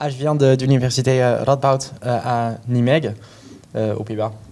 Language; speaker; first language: French; non-native, learner; Dutch